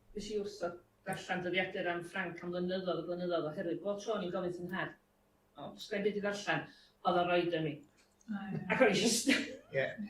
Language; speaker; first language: Welsh; native; Welsh